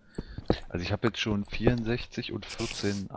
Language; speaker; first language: German; native; German